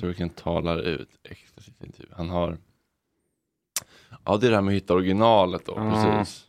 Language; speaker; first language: Swedish; native; Swedish